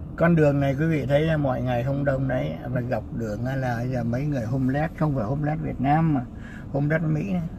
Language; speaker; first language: Vietnamese; native; Vietnamese